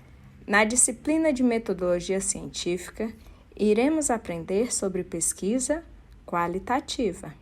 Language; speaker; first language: Portuguese; native; Portuguese